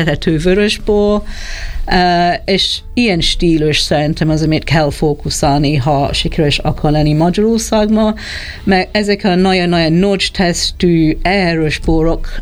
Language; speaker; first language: Hungarian; non-native, learner; English